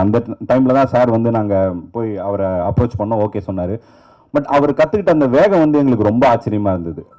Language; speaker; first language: Tamil; native; Tamil